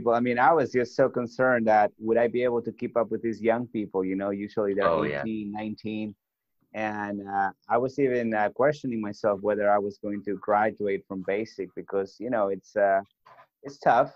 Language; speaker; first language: English; non-native, fluent; Spanish